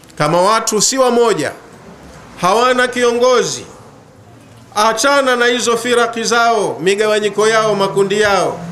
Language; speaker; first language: Swahili; native; Swahili